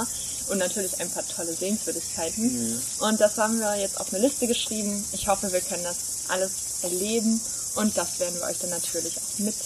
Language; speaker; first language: German; native; German